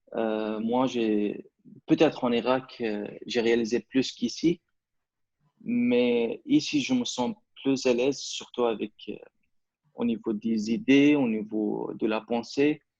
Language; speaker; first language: French; non-native, fluent; Arabic